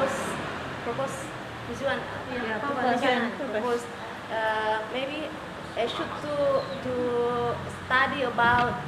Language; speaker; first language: English; non-native, learner; Indonesian